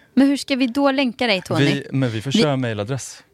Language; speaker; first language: Swedish; native; Swedish